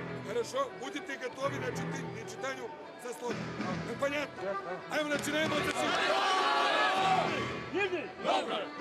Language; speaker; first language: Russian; non-native, learner; Serbian